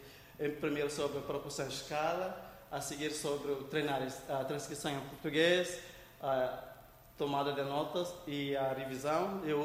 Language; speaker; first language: Portuguese; non-native, local second language; Tetum